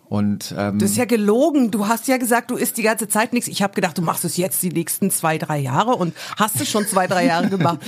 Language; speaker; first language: German; native; German